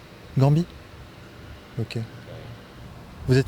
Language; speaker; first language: French; native; French